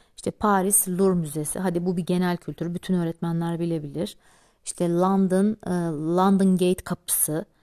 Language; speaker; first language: Turkish; native; Turkish